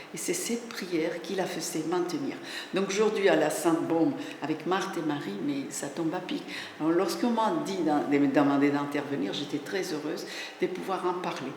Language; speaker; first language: French; non-native, fluent; Spanish